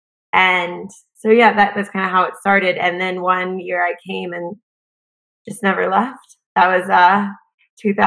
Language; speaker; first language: English; native; English